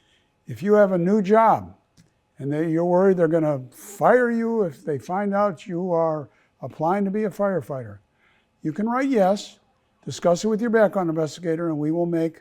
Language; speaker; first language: English; native; English